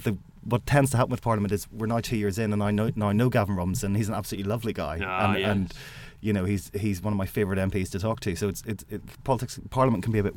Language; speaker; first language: English; native; English